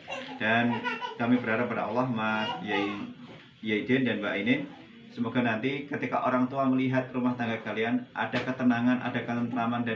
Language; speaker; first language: Indonesian; native; Indonesian